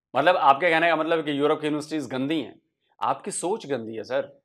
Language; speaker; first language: Hindi; native; Hindi